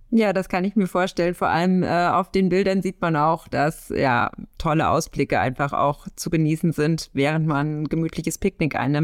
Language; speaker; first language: German; native; German